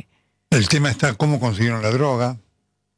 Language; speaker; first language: Spanish; native; Spanish